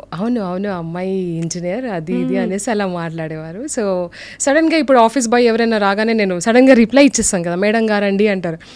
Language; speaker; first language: Telugu; non-native, local second language; Urdu